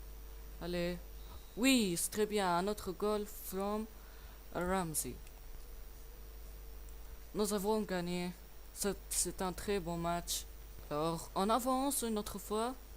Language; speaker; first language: French; non-native, learner; English